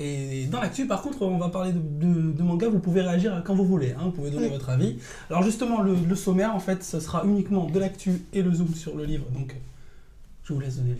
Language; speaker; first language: French; native; French